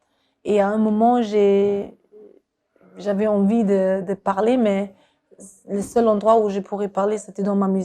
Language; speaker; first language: French; non-native, fluent; German